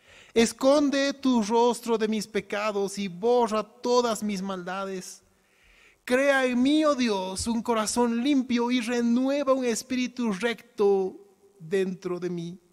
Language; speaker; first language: Spanish; native; Spanish